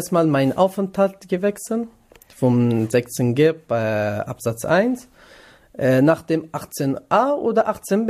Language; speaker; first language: German; non-native, learner; Kurdish